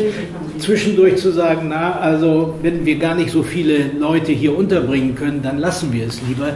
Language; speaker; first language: German; native; German